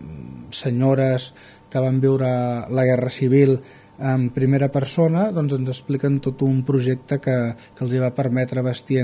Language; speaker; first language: Catalan; native; Catalan